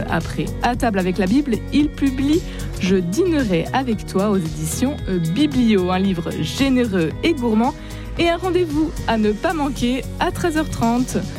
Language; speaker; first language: French; native; French